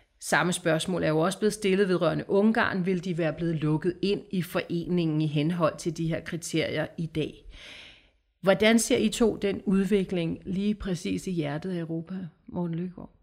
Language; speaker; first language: Danish; native; Danish